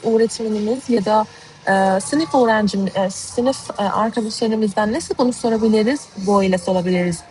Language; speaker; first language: Turkish; non-native, fluent; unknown